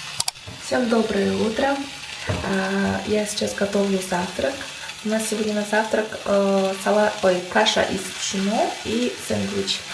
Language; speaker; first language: Russian; non-native, local second language; Kazakh